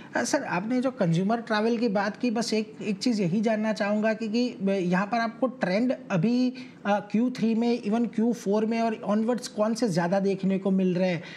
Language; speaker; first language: Hindi; non-native, local second language; Gujarati